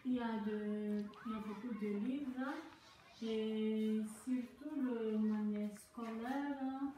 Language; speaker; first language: French; non-native, local second language; Malagasy